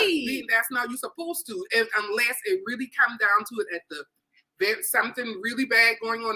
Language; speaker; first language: English; native; English